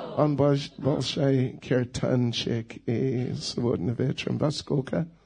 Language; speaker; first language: Russian; non-native, learner; English